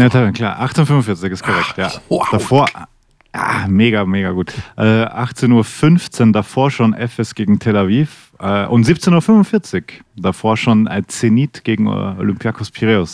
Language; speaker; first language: German; native; German